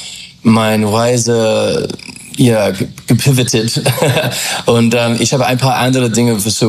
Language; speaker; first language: German; non-native, fluent; English